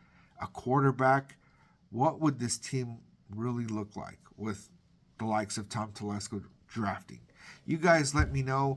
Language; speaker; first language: English; native; English